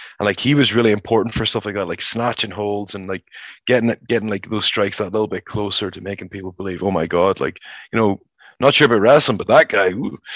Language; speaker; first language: English; native; English